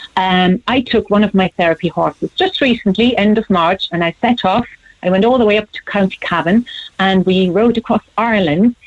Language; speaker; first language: English; non-native, fluent; German